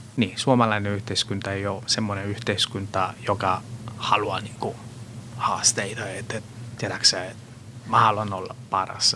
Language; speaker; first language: Finnish; non-native, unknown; Italian